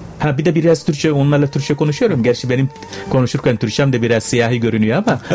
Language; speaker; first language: Turkish; non-native, fluent; Arabic